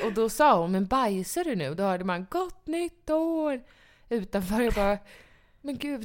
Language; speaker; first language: Swedish; native; Swedish